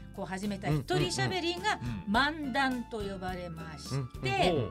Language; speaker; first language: Japanese; native; Japanese